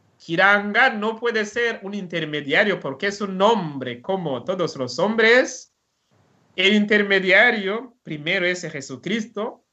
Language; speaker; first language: Spanish; non-native, fluent; Rundi